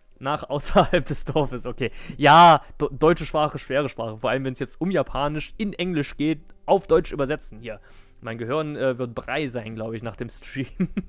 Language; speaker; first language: German; native; German